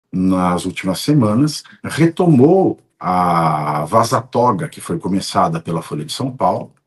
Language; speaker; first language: Portuguese; native; Portuguese